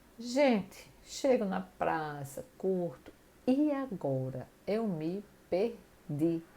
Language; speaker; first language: Portuguese; native; Portuguese